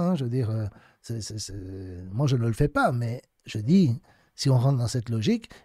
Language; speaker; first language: French; native; French